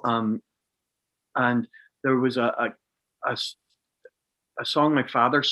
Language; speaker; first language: English; native; English